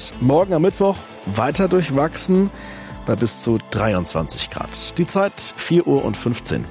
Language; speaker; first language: German; native; German